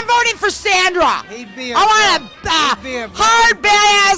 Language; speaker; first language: English; native; English